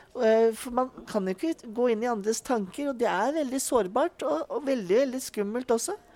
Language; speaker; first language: Norwegian; native; Norwegian